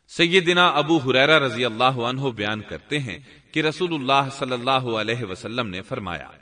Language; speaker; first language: Urdu; native; Urdu